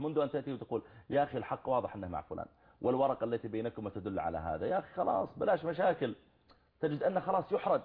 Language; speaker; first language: Arabic; native; Arabic